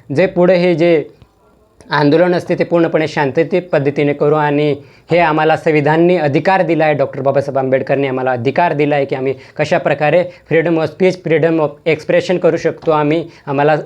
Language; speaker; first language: Marathi; non-native, local second language; Bhili